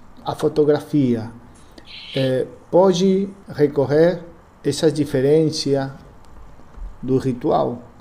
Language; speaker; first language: Portuguese; non-native, learner; Spanish